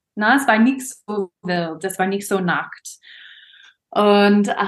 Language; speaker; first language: German; non-native, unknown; English